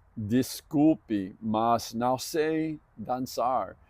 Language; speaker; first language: Portuguese; non-native, learner; English